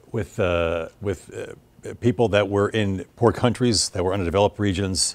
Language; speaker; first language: English; native; English